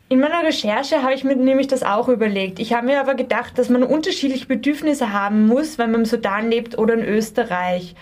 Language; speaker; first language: German; native; German